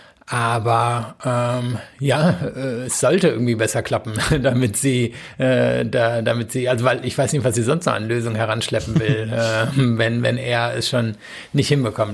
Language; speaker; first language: German; native; German